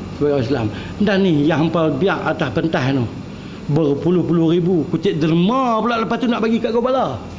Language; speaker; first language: Malay; native; Malay